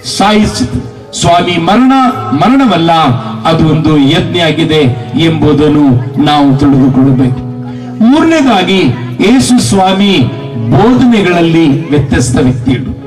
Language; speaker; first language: Kannada; non-native, local second language; Urdu